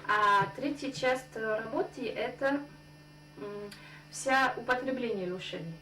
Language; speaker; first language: Russian; non-native, fluent; French